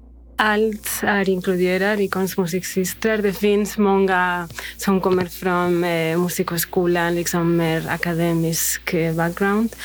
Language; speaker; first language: Swedish; non-native, fluent; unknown